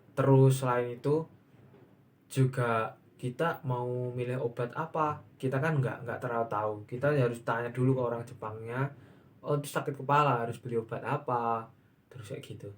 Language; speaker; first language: Indonesian; native; Indonesian